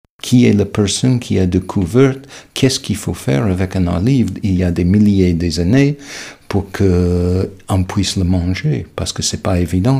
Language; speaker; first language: French; non-native, fluent; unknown